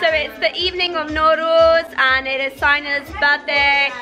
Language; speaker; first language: English; early bilingual, other home language; Persian